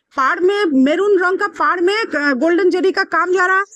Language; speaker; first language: Hindi; non-native, local second language; Bangla